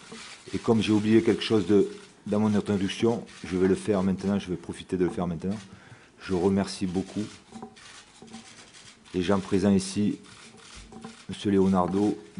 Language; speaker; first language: French; native; French